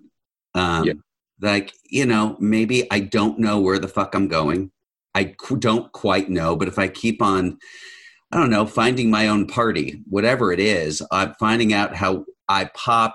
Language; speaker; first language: English; native; English